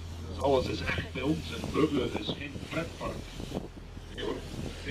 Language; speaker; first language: English; non-native, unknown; Dutch